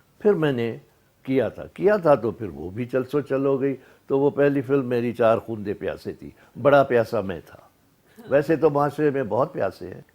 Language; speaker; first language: Urdu; non-native, local second language; Sindhi